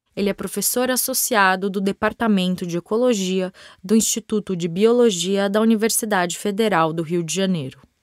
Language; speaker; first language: Portuguese; native; Portuguese